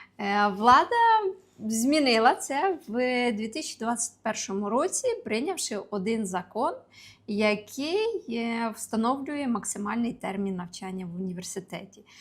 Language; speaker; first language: Ukrainian; native; Ukrainian